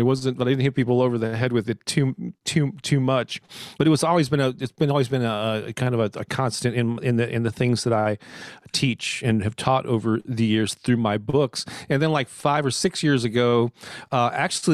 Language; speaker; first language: English; native; English